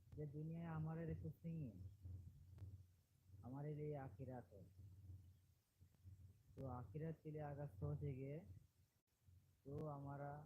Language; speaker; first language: Hindi; non-native, learner; Bangla